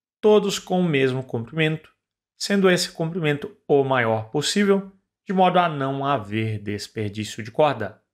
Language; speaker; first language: Portuguese; native; Portuguese